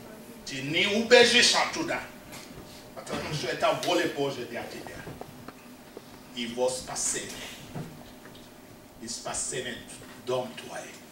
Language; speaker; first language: Russian; non-native, fluent; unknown